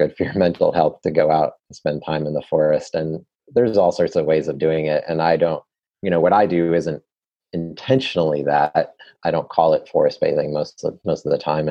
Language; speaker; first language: English; native; English